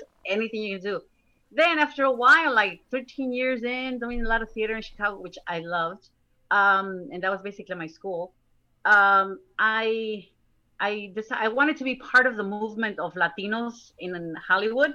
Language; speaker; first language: English; early bilingual, other home language; Spanish